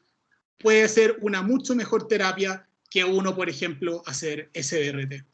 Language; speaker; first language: Spanish; native; Spanish